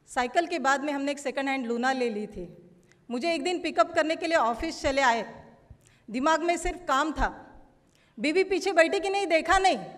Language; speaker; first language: Hindi; non-native, local second language; Marathi